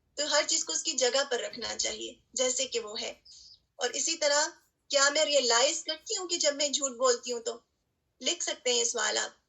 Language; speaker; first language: Urdu; native; Urdu